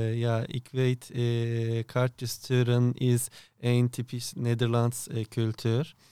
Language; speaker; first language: Dutch; non-native, learner; Turkish